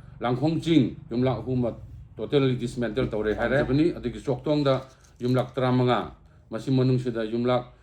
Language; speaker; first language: Manipuri; non-native, local second language; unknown